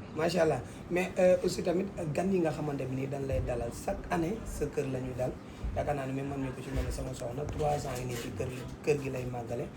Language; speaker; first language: Wolof; native; Wolof